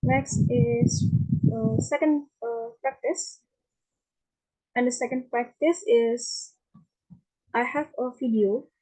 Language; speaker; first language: English; non-native, learner; Indonesian